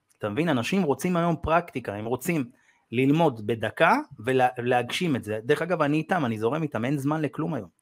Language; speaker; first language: Hebrew; native; Hebrew